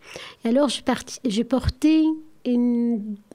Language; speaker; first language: French; non-native, learner; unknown